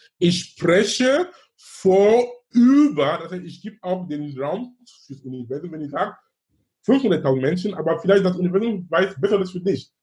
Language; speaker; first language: German; non-native, fluent; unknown